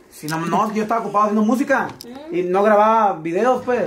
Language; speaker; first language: Spanish; early bilingual, heritage; Spanish